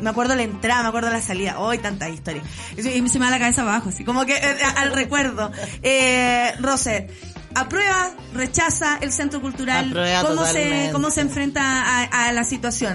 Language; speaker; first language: Spanish; native; Spanish